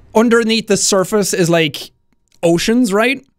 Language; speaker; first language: English; native; English